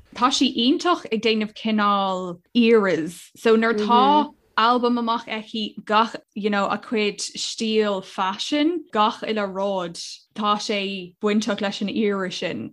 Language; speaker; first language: Irish; non-native, local second language; English